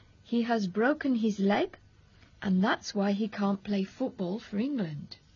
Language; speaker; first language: English; non-native, fluent; Spanish